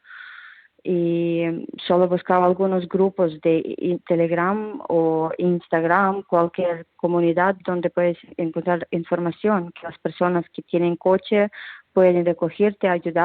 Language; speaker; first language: Spanish; non-native, fluent; Ukrainian